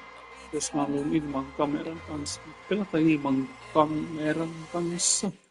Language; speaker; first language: Finnish; non-native, learner; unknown